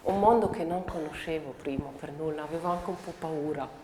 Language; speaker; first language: Italian; non-native, fluent; German